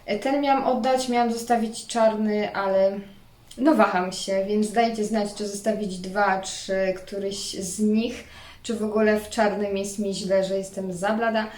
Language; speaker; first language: Polish; native; Polish